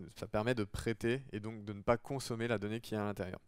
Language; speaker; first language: French; native; French